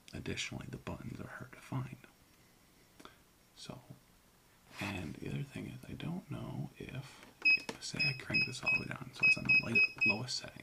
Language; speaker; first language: English; native; English